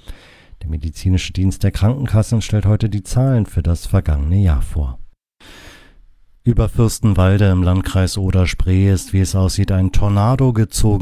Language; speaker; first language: German; native; German